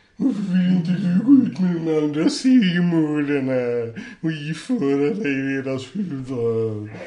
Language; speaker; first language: Swedish; native; Swedish